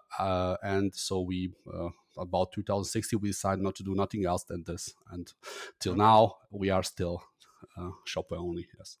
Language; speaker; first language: English; non-native, fluent; German